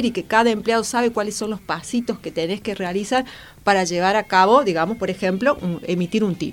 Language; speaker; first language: Spanish; native; Spanish